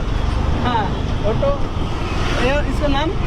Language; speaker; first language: Hindi; non-native, learner; Bangla